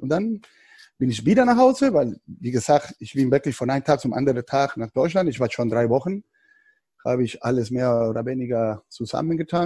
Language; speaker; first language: German; non-native, fluent; Spanish